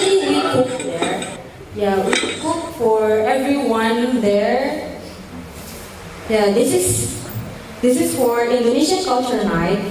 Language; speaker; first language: English; non-native, fluent; Indonesian